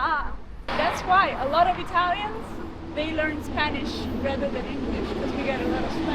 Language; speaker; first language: English; non-native, fluent; Italian